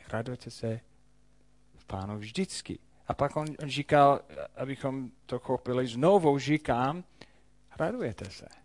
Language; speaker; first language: Czech; non-native, fluent; English